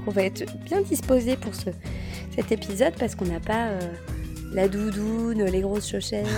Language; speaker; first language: French; native; French